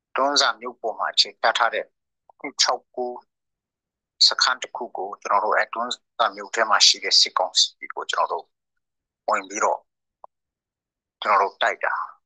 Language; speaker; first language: Burmese; non-native, local second language; Hakha Chin